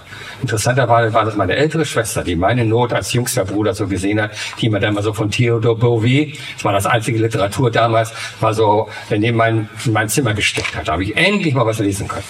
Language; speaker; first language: German; native; German